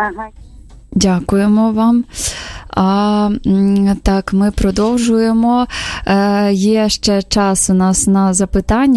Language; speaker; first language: Ukrainian; native; Ukrainian